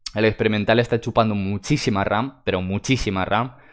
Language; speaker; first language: Spanish; non-native, fluent; Russian